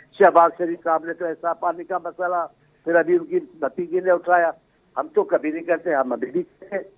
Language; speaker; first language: Urdu; non-native, local second language; Sindhi